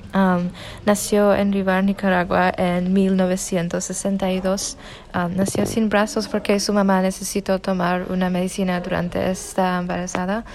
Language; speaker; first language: Spanish; non-native, learner; English